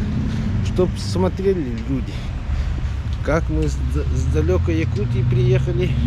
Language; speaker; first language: Russian; non-native, local second language; Yakut